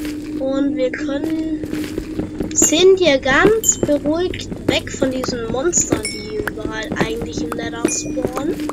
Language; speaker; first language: German; native; German